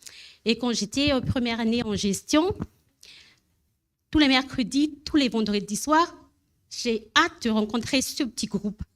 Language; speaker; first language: French; non-native, learner; Malagasy